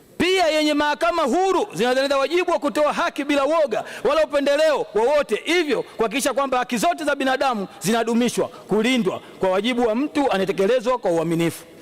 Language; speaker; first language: Swahili; native; Swahili